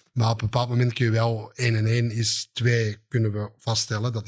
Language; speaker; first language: Dutch; native; Dutch